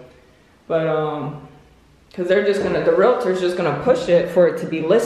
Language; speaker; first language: English; native; English